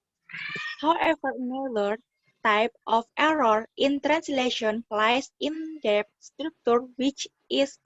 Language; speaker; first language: English; non-native, learner; Indonesian